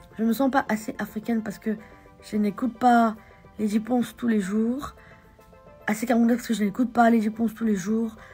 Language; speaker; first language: French; native; French